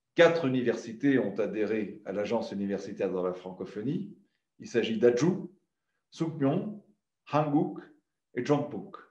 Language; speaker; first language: French; native; French